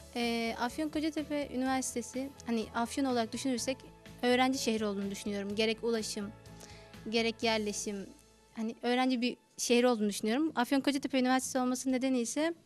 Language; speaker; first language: Turkish; non-native, fluent; Arabic